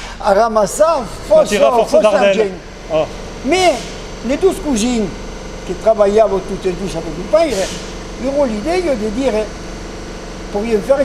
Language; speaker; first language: Occitan; native; Occitan